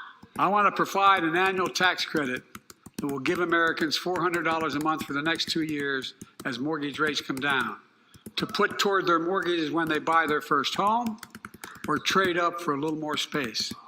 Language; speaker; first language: English; native; English